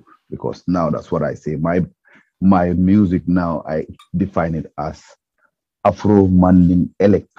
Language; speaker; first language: English; non-native, local second language; Mandingo